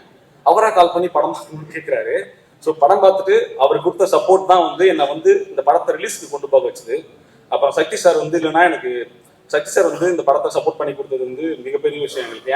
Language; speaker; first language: Tamil; native; Tamil